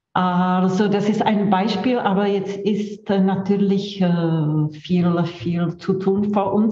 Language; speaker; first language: German; non-native, fluent; Czech